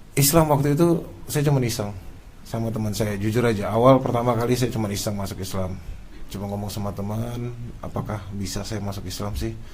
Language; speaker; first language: Indonesian; native; Indonesian